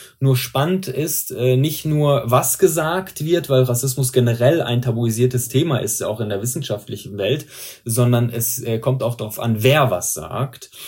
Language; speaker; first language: German; early bilingual, other home language; Persian